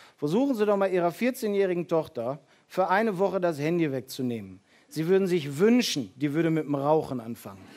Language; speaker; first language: German; early bilingual, heritage; Dutch